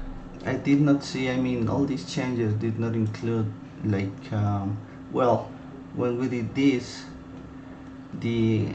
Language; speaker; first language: English; non-native, fluent; Spanish